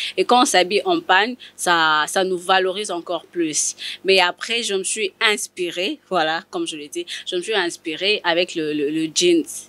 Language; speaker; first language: French; non-native, local second language; Lingala